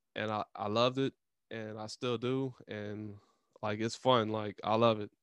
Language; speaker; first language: English; native; English